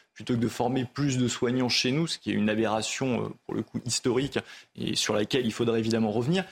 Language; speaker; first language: French; native; French